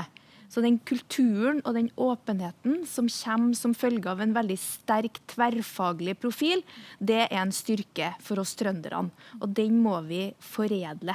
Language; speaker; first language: Norwegian; native; Norwegian